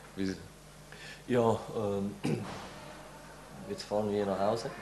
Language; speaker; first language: German; non-native, fluent; Swiss German